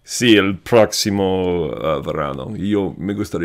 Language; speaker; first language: Spanish; non-native, fluent; English